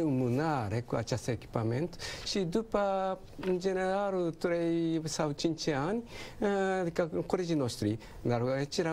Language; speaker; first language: Romanian; non-native, learner; Japanese